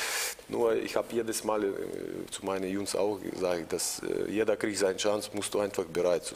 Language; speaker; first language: German; non-native, learner; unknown